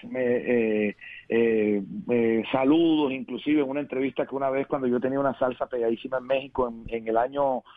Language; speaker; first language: Spanish; native; Spanish